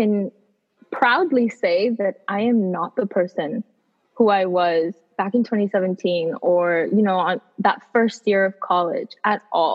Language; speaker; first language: English; native; English